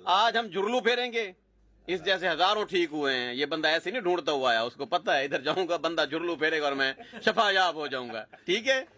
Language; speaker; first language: Urdu; non-native, local second language; Saraiki